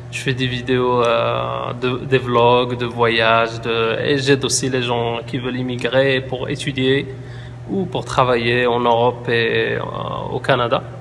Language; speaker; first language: French; non-native, local second language; Arabic